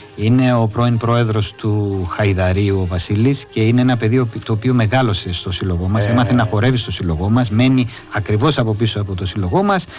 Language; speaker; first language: Greek; native; Greek